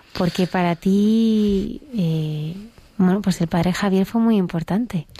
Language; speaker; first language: Spanish; native; Spanish